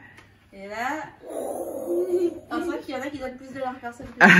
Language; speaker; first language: French; native; French